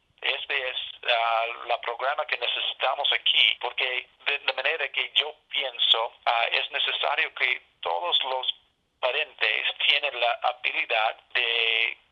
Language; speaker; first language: Spanish; non-native, learner; English